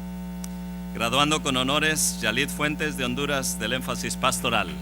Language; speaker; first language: Spanish; native; Spanish